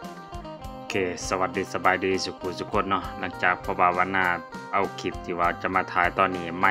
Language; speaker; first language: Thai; non-native, local second language; Lao